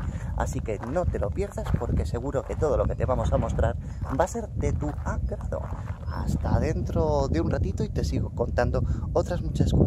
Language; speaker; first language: Spanish; native; Spanish